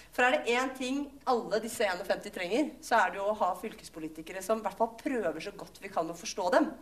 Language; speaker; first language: Norwegian; native; Norwegian